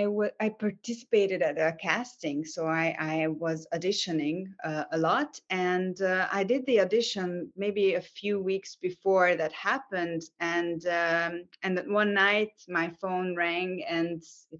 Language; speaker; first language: English; non-native, fluent; Hungarian